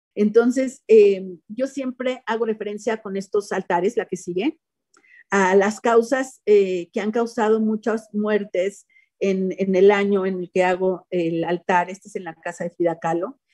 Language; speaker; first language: Spanish; native; Spanish